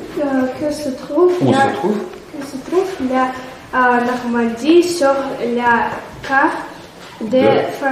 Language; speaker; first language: French; non-native, learner; Russian